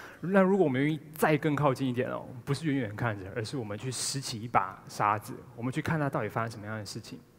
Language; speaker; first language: Chinese; native; Chinese